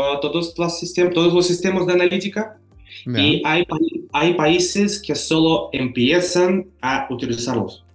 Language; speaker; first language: Spanish; non-native, learner; Russian